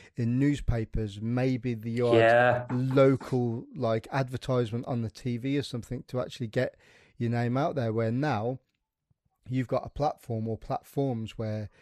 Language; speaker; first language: English; native; English